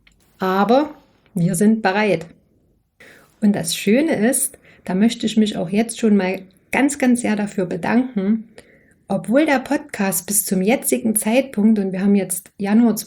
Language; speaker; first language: German; native; German